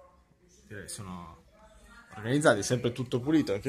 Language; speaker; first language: Italian; native; Italian